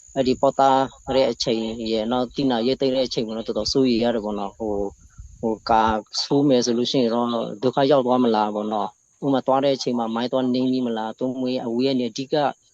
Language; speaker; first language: Burmese; non-native, local second language; Western Kayah